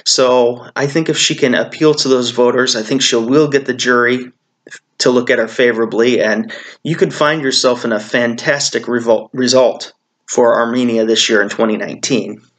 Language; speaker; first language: English; native; English